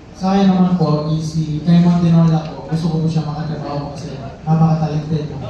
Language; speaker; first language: Filipino; non-native, local second language; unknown